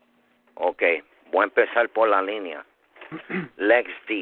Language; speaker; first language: Spanish; early bilingual, heritage; Spanish